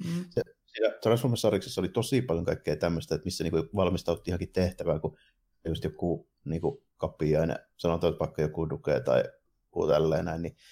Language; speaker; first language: Finnish; native; Finnish